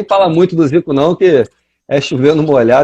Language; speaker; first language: Portuguese; native; Portuguese